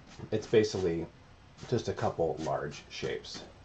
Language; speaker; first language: English; native; English